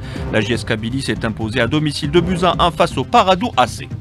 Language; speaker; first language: French; non-native, local second language; Arabic